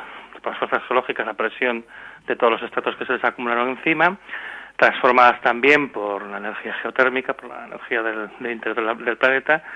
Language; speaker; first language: Spanish; native; Spanish